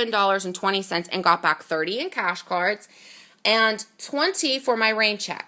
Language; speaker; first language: English; native; English